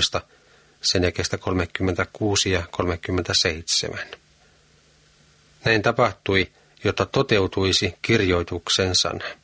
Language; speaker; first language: Finnish; native; Finnish